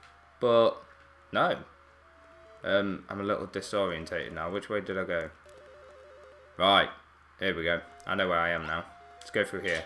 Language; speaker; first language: English; native; English